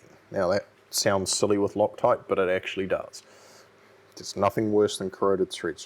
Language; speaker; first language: English; native; English